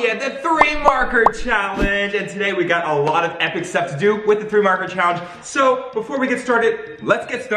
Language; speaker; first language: English; native; English